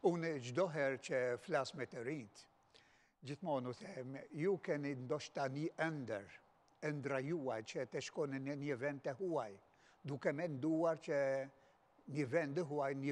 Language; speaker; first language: Albanian; non-native, fluent; Maltese